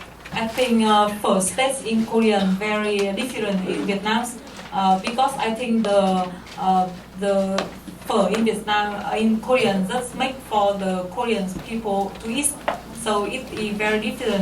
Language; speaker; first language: English; non-native, learner; Korean